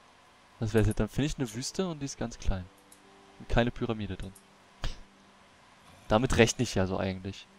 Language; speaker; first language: German; native; German